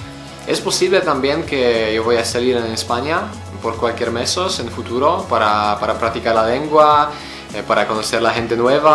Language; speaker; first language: Spanish; non-native, learner; Polish